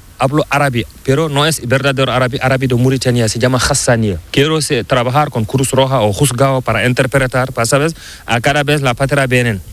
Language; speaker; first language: Spanish; non-native, learner; Fula